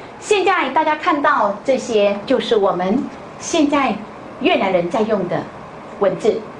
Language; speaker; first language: Chinese; non-native, fluent; Vietnamese